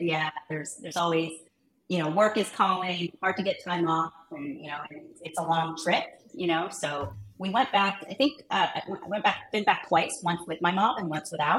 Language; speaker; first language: English; early bilingual, other home language; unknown